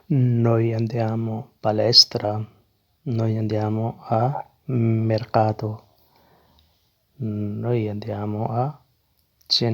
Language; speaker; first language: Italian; non-native, learner; Urdu